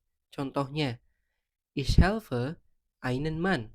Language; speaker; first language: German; non-native, fluent; Indonesian